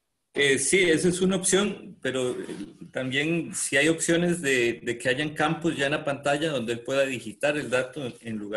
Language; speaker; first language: Spanish; native; Spanish